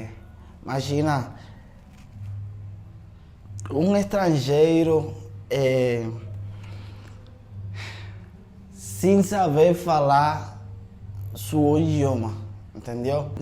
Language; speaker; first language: Portuguese; non-native, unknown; Spanish